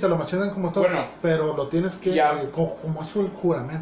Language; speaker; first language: Spanish; native; Spanish